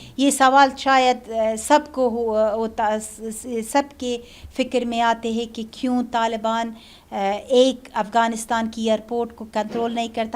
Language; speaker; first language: Hindi; non-native, learner; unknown